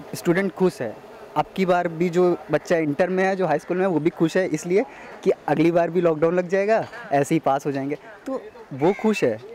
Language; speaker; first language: Hindi; native; Hindi